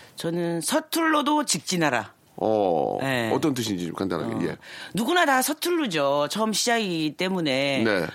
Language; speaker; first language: Korean; native; Korean